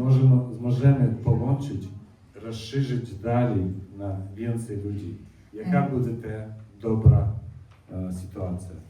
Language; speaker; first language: Polish; non-native, learner; Russian